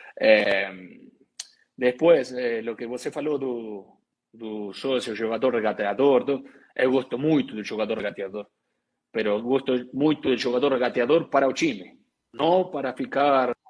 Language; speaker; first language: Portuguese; non-native, learner; Spanish